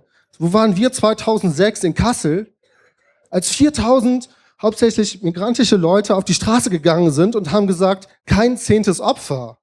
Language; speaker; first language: German; native; German